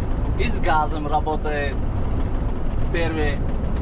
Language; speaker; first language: Russian; non-native, local second language; Uzbek